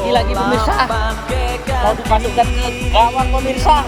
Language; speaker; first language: Indonesian; native; Indonesian